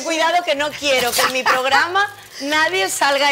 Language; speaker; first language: Spanish; native; Spanish